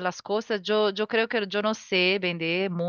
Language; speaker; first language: Spanish; non-native, learner; Portuguese